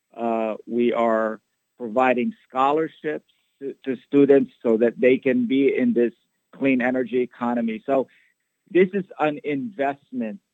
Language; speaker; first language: English; non-native, local second language; Filipino